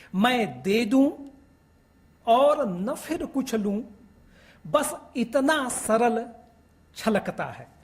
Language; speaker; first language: Hindi; native; Hindi